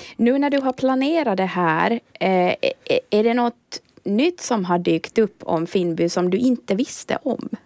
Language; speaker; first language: Swedish; native; Swedish